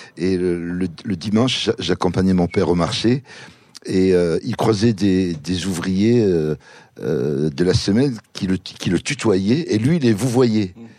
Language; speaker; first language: French; early bilingual, other home language; Kabyle